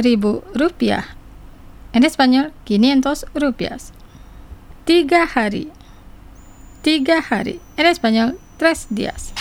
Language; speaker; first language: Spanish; non-native, fluent; Indonesian